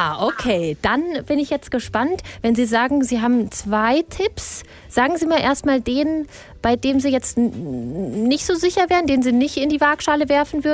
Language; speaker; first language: German; native; German